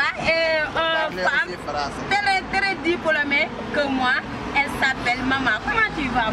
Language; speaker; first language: French; non-native, learner; Wolof